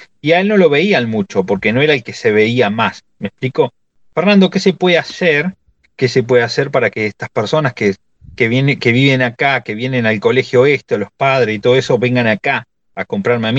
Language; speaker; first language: Spanish; native; Spanish